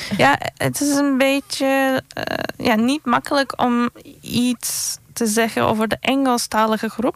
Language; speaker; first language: Dutch; non-native, fluent; Turkish